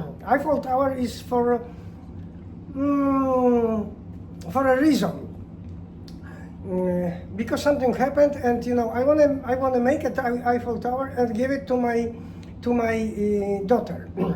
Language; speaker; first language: English; non-native, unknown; Polish